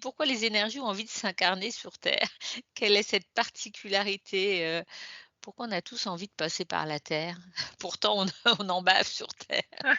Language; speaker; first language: French; native; French